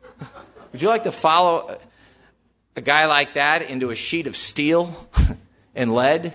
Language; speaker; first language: English; native; English